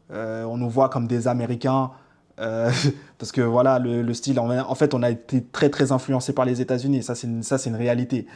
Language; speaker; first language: French; native; French